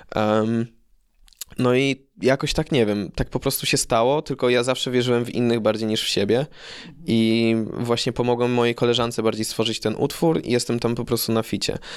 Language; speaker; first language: Polish; early bilingual, heritage; Polish